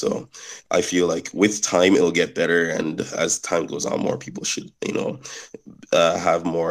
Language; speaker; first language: English; native; English